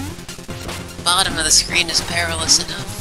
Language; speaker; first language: English; native; English